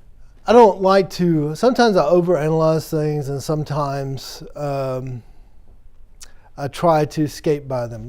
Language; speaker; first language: English; native; English